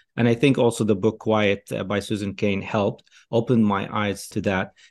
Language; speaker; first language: English; non-native, fluent; Arabic